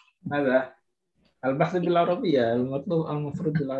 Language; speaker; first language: Arabic; non-native, fluent; Indonesian